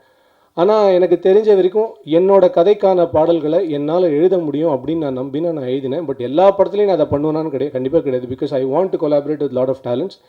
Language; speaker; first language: Tamil; native; Tamil